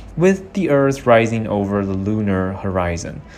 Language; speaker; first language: English; non-native, fluent; Chinese